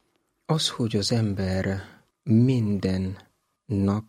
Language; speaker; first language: Hungarian; non-native, learner; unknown